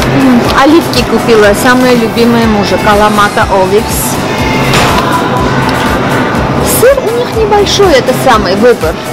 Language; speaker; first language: Russian; non-native, fluent; Armenian